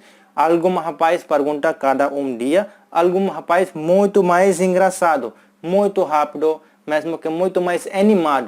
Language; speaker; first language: Portuguese; non-native, fluent; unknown